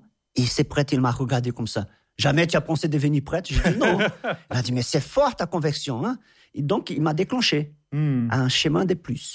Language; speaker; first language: French; non-native, fluent; Portuguese